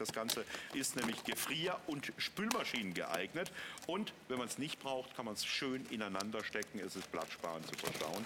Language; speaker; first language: German; native; German